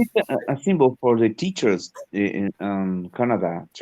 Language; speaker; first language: English; non-native, learner; Portuguese